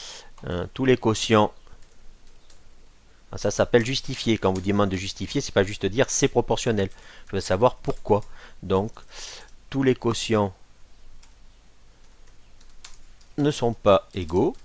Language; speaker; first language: French; native; French